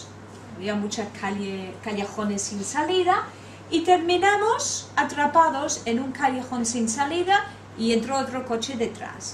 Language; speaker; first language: Spanish; non-native, fluent; English